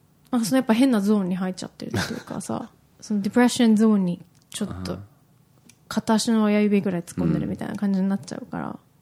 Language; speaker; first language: Japanese; native; Japanese